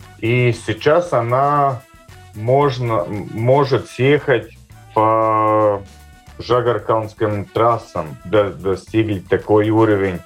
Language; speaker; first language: Russian; non-native, local second language; Latvian